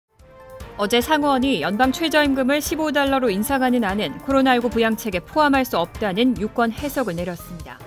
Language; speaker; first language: Korean; native; Korean